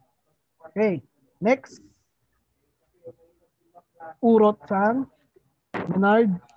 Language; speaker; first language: Japanese; non-native, fluent; Filipino